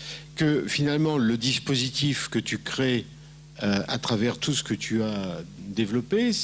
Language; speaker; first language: French; native; French